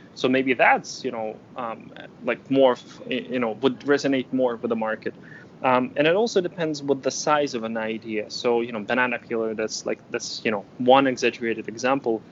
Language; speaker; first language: English; non-native, fluent; Ukrainian